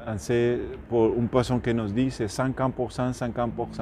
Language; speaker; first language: French; non-native, learner; Spanish